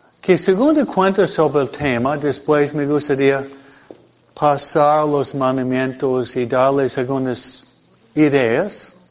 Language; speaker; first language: Spanish; non-native, fluent; English